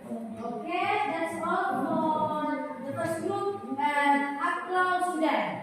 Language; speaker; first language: English; non-native, learner; Indonesian